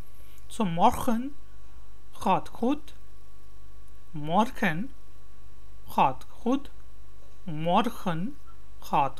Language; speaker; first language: Dutch; non-native, learner; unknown